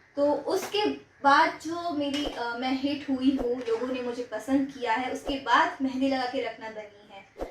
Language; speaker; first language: Hindi; non-native, local second language; Gujarati